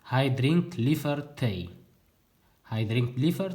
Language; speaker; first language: Dutch; non-native, learner; Tigrinya